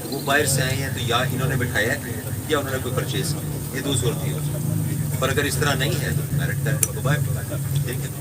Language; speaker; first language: Urdu; non-native, local second language; Punjabi